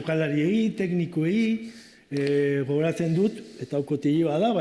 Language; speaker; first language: Basque; native; Basque